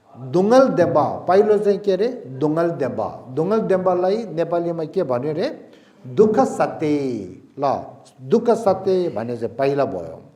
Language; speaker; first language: Nepali; non-native, local second language; Tibetan